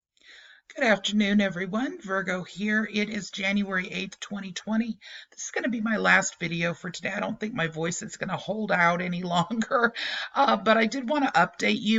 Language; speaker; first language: English; native; English